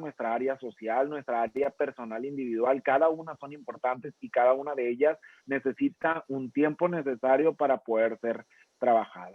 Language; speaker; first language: Spanish; native; Spanish